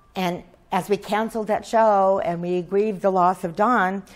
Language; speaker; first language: English; native; English